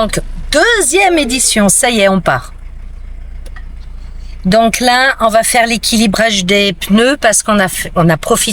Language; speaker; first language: French; native; French